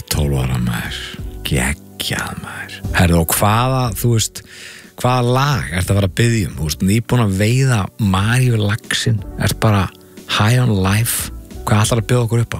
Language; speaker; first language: Icelandic; native; Icelandic